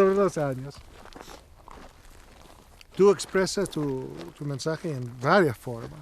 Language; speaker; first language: Spanish; non-native, learner; English